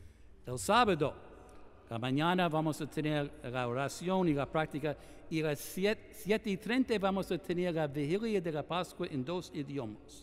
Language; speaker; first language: Spanish; non-native, fluent; English